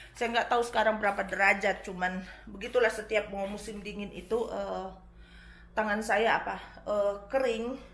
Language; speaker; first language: Indonesian; native; Indonesian